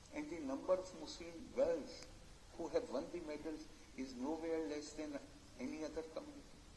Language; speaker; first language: English; non-native, local second language; Hindi